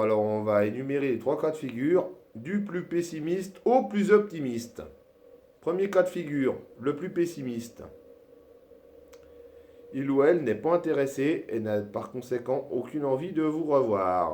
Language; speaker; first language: French; native; French